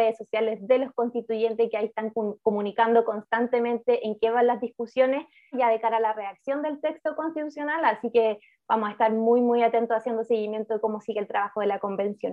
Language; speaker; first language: Spanish; native; Spanish